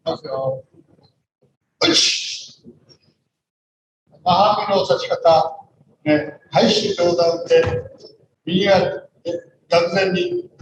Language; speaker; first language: Japanese; native; Japanese